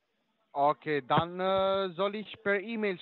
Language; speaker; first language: German; non-native, learner; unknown